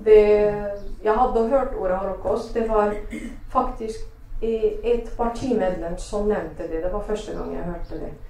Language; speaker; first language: Norwegian; non-native, fluent; Arabic